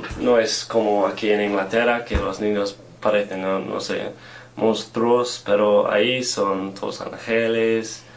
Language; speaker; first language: Spanish; non-native, learner; English